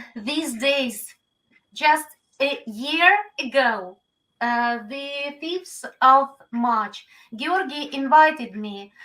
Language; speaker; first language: English; non-native, learner; Ukrainian